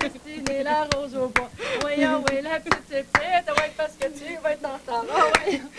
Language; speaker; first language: French; native; French